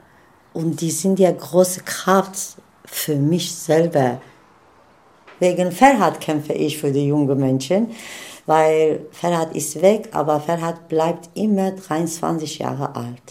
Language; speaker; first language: German; non-native, learner; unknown